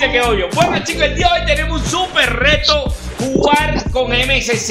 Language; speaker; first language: Spanish; native; Spanish